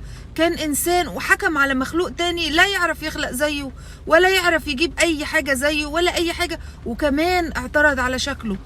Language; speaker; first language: Arabic; native; Arabic